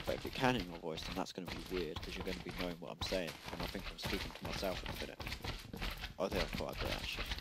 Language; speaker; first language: English; native; English